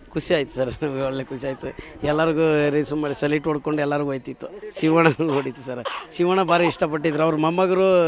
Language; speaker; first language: Kannada; non-native, local second language; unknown